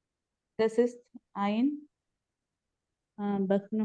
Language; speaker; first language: German; non-native, learner; Malayalam